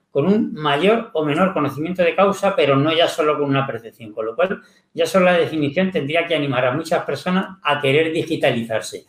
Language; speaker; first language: Spanish; native; Spanish